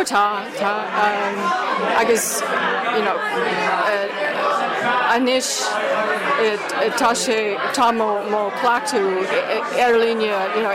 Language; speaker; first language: Irish; non-native, learner; English